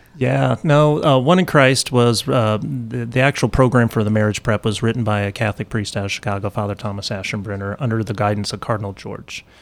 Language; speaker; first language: English; native; English